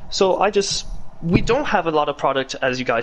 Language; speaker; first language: English; native; English